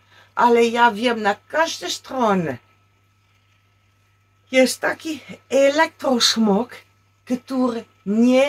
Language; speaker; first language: Polish; non-native, learner; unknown